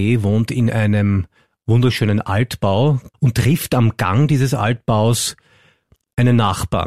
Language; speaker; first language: German; native; German